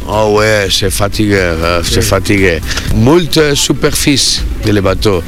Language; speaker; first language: French; non-native, learner; Spanish